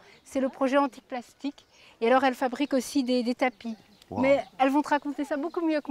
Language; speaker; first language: French; native; French